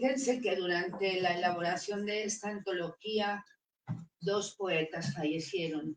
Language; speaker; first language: Spanish; native; Spanish